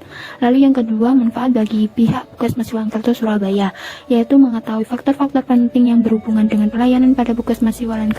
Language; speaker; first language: Indonesian; native; Indonesian